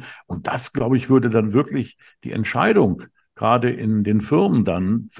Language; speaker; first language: German; native; German